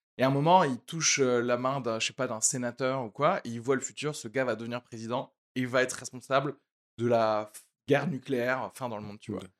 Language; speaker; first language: French; native; French